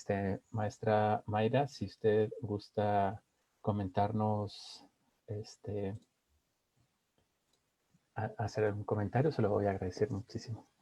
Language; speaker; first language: Spanish; native; Spanish